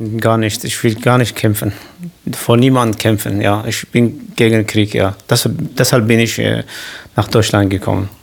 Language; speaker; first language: German; non-native, learner; Kurdish